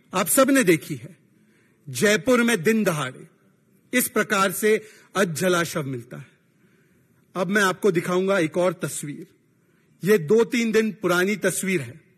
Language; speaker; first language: Hindi; native; Hindi